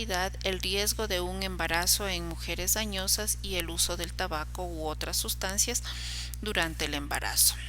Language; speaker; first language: Spanish; native; Spanish